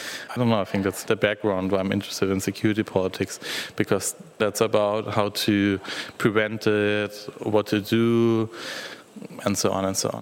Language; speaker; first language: English; non-native, fluent; German